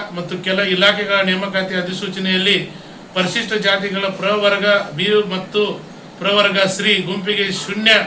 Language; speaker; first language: Kannada; native; Kannada